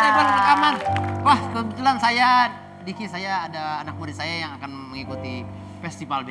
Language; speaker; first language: Indonesian; native; Indonesian